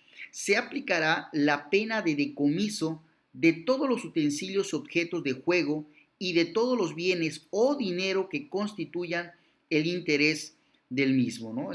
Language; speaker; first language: Spanish; native; Spanish